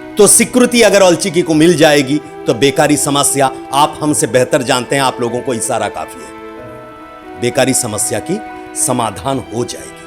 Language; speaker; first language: Hindi; non-native, local second language; Odia